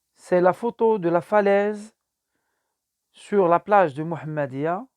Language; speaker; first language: French; non-native, local second language; Arabic